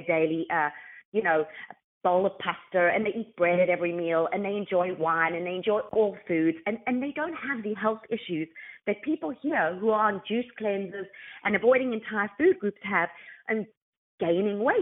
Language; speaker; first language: English; native; English